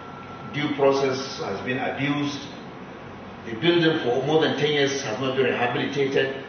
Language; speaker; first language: English; non-native, local second language; Hausa